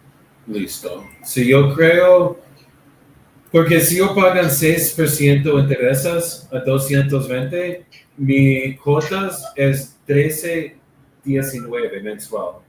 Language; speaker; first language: Spanish; non-native, learner; English